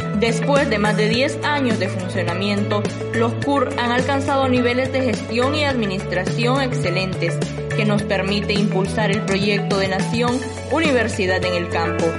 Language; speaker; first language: Spanish; native; Spanish